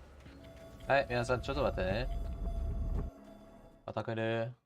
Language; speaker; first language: Japanese; non-native, learner; English